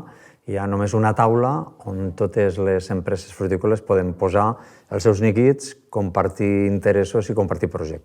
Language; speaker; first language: Catalan; native; Catalan